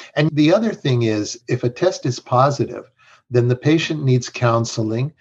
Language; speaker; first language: English; early bilingual, other home language; Spanish